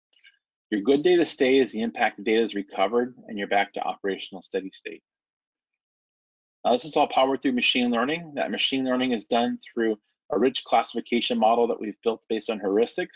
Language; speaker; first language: English; native; English